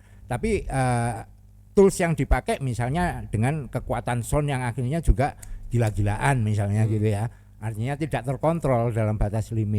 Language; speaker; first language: Indonesian; non-native, local second language; Javanese